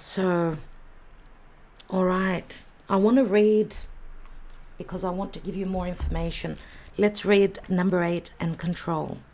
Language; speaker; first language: English; native; English